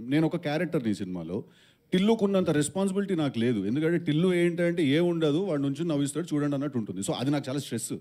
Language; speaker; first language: Telugu; native; Telugu